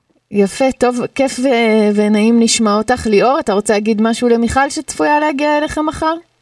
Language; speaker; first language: Hebrew; native; Hebrew